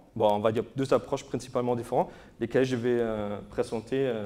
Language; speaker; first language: French; non-native, fluent; German